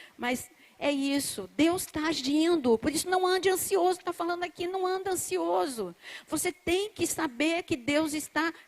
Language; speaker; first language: Portuguese; native; Portuguese